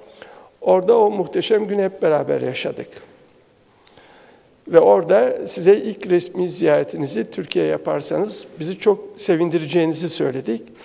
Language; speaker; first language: Turkish; native; Turkish